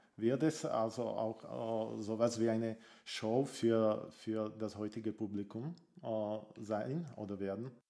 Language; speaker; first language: German; non-native, fluent; Slovak